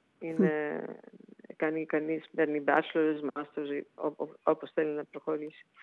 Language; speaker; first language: Greek; early bilingual, heritage; Greek